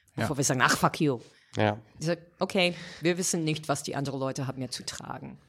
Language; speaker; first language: German; non-native, fluent; English